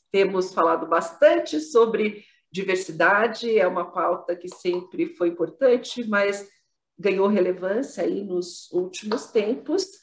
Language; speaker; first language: Portuguese; native; Portuguese